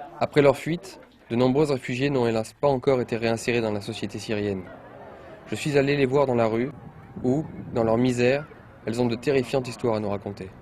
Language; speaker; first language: French; native; French